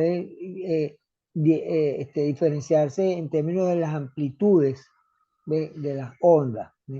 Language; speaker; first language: Spanish; native; Spanish